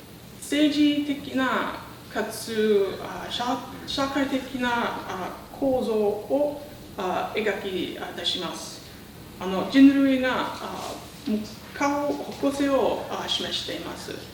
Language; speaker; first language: Japanese; non-native, fluent; English